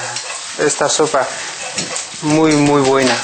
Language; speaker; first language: Spanish; non-native, learner; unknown